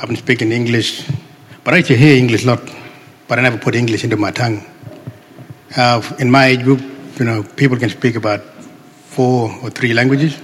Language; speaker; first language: English; non-native, local second language; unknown